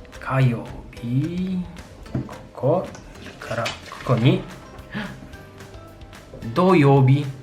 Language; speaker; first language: Japanese; non-native, fluent; Polish